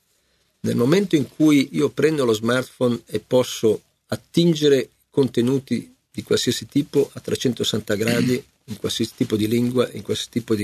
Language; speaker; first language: Italian; native; Italian